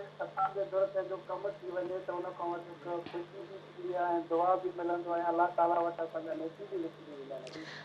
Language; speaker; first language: Sindhi; native; Sindhi